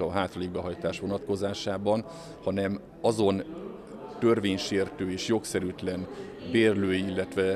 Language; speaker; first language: Hungarian; native; Hungarian